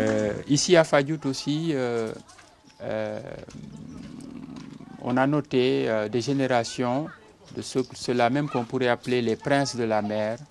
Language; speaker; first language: French; non-native, local second language; Serer